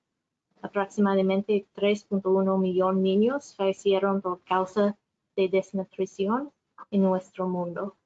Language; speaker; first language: Spanish; non-native, fluent; English